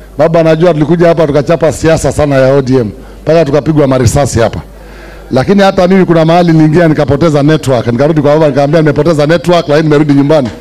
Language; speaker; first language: Swahili; non-native, local second language; Giryama